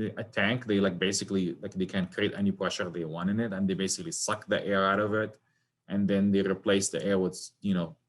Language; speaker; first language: English; non-native, fluent; Arabic